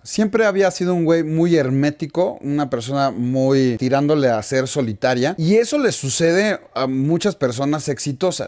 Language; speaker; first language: Spanish; native; Spanish